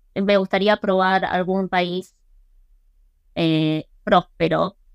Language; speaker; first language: Spanish; early bilingual, other home language; English